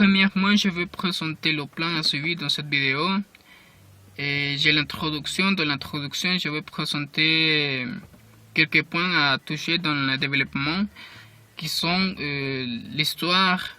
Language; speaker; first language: French; non-native, learner; Spanish